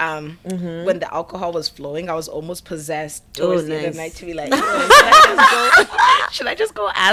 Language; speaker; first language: English; native; English